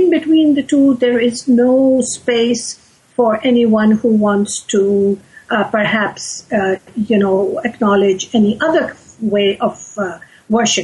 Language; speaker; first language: English; non-native, local second language; Urdu